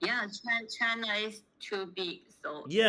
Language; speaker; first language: English; non-native, learner; Chinese